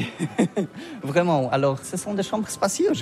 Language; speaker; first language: French; non-native, learner; Polish